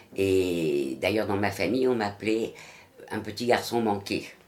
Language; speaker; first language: French; native; French